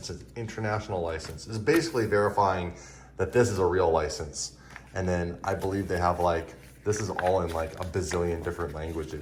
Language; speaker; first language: English; native; English